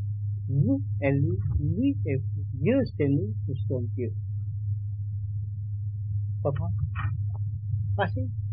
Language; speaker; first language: French; non-native, learner; Vietnamese